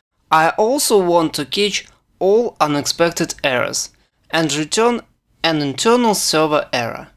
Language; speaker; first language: English; non-native, fluent; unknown